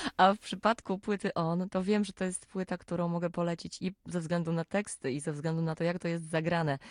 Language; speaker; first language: Polish; non-native, local second language; Kashubian